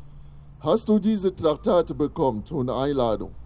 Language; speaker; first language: German; non-native, fluent; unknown